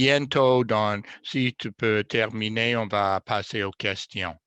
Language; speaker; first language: French; non-native, fluent; English